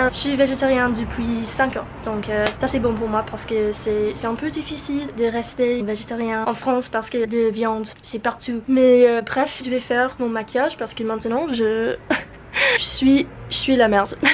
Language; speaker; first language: French; non-native, learner; English